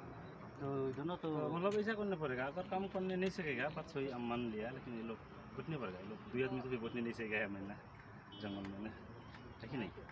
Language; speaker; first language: Hindi; non-native, local second language; Khasi